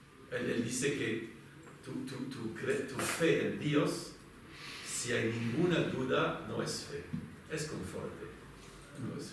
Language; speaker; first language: Spanish; non-native, fluent; French